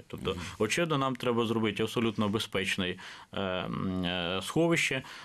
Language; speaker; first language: Ukrainian; native; Ukrainian